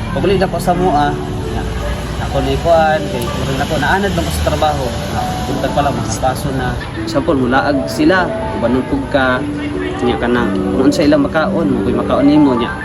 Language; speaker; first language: Cebuano; non-native, local second language; Hiligaynon